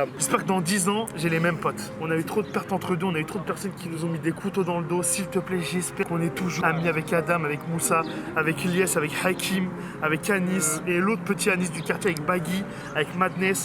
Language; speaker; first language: French; native; French